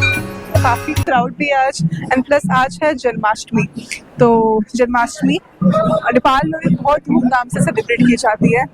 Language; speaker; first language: Hindi; native; Hindi